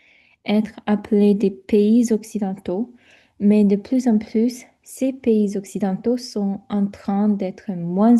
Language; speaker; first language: French; non-native, fluent; English